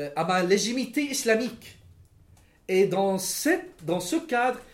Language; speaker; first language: French; non-native, local second language; Arabic